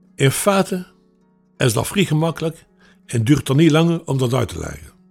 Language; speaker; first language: Dutch; native; Dutch